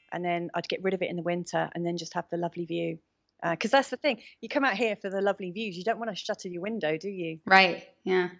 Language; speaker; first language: English; native; English